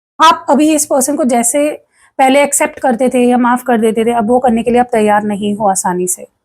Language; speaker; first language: Hindi; non-native, local second language; Marathi